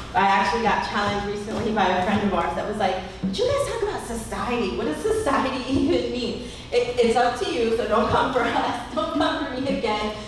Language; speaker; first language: English; native; English